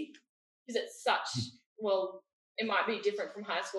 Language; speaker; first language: English; native; English